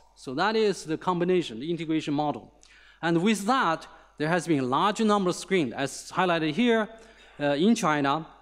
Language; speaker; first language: English; non-native, fluent; Chinese